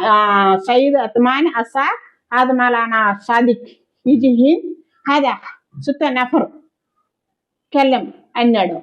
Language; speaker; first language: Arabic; non-native, learner; Telugu